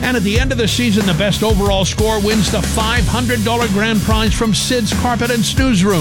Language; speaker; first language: English; native; English